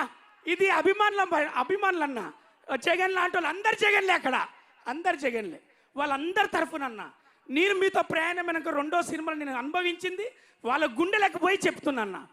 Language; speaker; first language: Telugu; native; Telugu